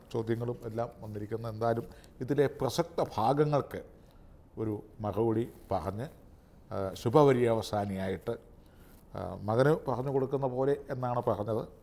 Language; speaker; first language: Malayalam; native; Malayalam